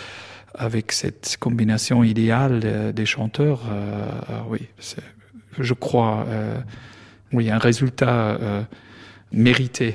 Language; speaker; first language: French; non-native, learner; German